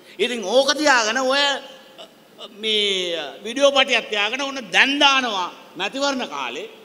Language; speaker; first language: Sinhala; non-native, local second language; Tamil